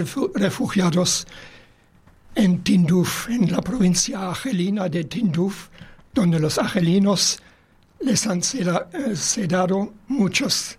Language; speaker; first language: Spanish; non-native, fluent; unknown